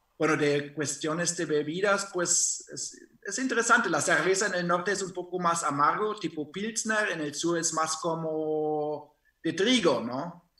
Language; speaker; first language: Spanish; non-native, fluent; German